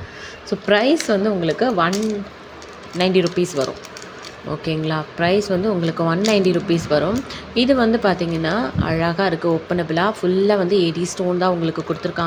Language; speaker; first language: Tamil; native; Tamil